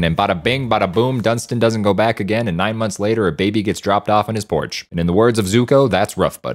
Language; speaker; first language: English; native; English